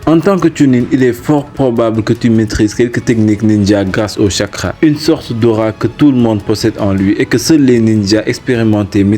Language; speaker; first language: French; native; French